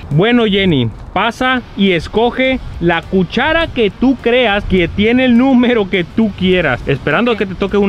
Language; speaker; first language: Spanish; native; Spanish